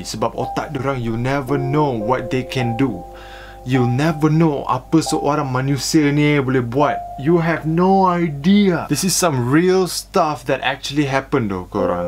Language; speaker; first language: English; non-native, local second language; Malay